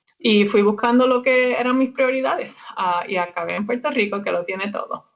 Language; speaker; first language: Spanish; non-native, fluent; English